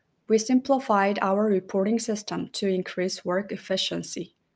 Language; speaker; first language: English; non-native, fluent; Korean